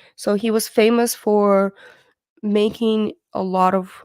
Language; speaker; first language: English; non-native, fluent; Russian